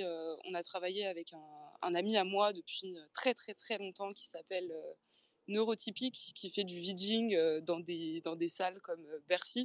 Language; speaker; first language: French; native; French